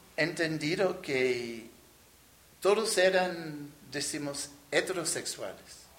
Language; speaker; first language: Spanish; non-native, fluent; English